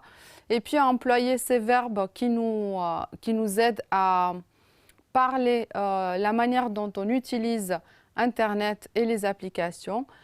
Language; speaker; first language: French; non-native, fluent; Romanian